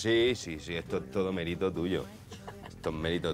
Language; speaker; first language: Spanish; native; Spanish